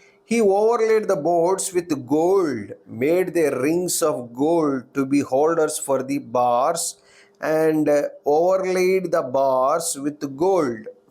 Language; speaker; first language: English; non-native, local second language; Telugu